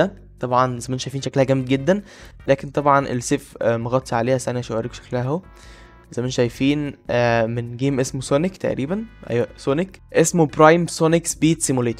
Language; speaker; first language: Arabic; native; Arabic